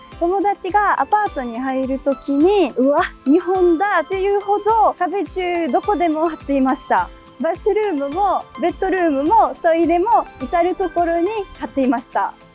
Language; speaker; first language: Japanese; non-native, fluent; French